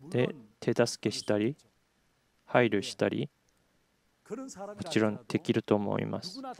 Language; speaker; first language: Japanese; non-native, fluent; Korean